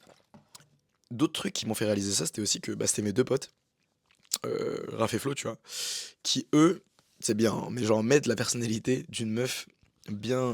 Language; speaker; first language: French; native; French